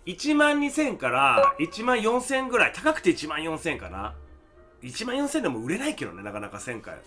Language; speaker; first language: Japanese; native; Japanese